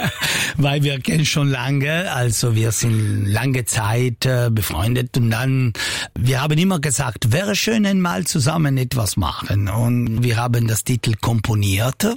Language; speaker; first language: German; non-native, local second language; Italian